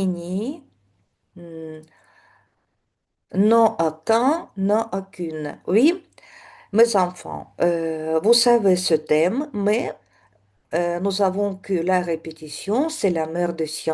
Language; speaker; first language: French; non-native, fluent; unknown